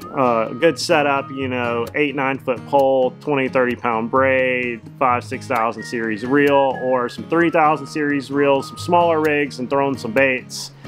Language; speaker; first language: English; native; English